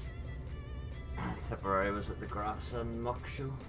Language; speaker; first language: English; native; English